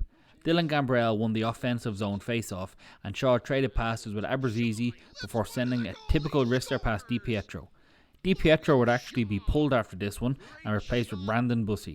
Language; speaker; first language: English; native; English